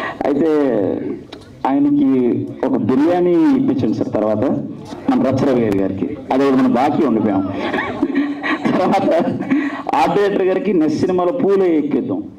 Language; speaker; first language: Telugu; native; Telugu